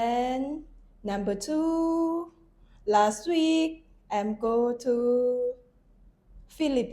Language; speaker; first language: English; non-native, learner; Thai